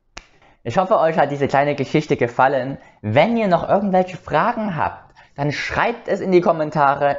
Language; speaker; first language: German; early bilingual, other home language; Vietnamese